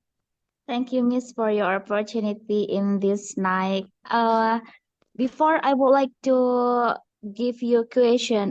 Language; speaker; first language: English; non-native, learner; Indonesian